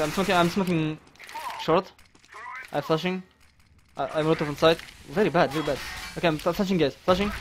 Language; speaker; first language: English; non-native, fluent; French